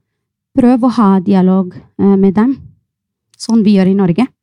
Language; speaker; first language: Norwegian; non-native, fluent; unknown